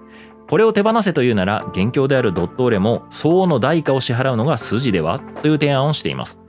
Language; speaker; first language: Japanese; native; Japanese